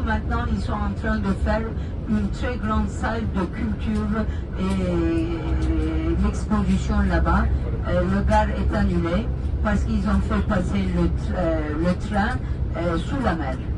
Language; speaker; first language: French; non-native, fluent; Turkish